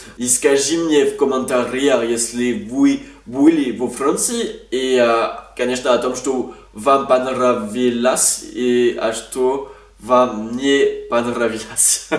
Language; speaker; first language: Russian; non-native, learner; French